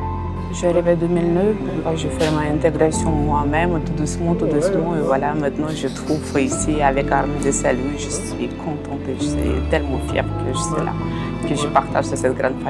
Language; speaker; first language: French; non-native, fluent; Ukrainian